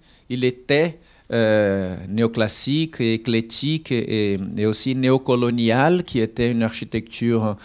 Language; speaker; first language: French; non-native, fluent; Portuguese